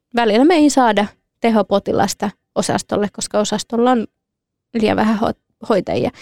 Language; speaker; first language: Finnish; early bilingual, other home language; Kurdish